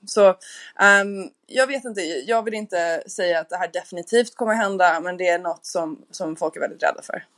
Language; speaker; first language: Swedish; non-native, fluent; English